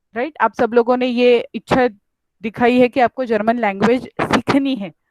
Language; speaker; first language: Hindi; non-native, local second language; Marathi